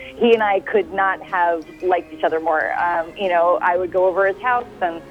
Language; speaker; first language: English; native; English